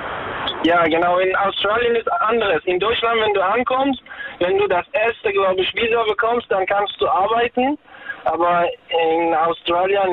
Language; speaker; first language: German; early bilingual, other home language; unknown